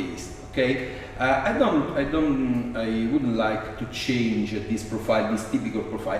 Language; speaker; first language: English; non-native, fluent; Italian